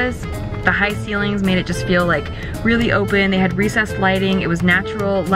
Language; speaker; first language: English; native; English